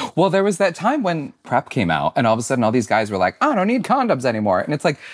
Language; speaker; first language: English; native; English